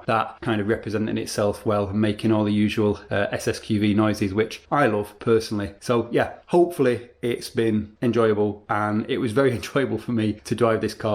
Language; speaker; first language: English; native; English